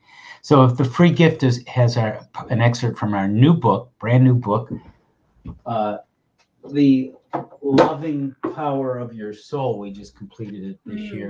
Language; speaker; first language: English; native; English